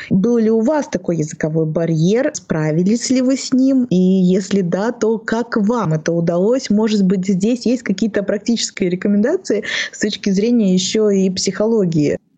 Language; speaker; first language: Russian; native; Russian